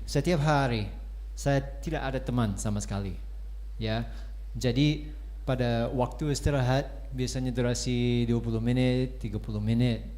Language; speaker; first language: Indonesian; non-native, fluent; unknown